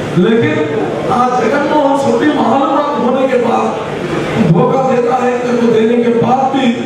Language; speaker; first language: Hindi; non-native, local second language; Urdu